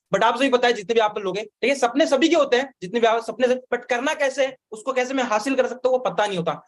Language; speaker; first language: Hindi; non-native, local second language; Marathi